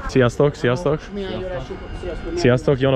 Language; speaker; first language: Hungarian; non-native, learner; English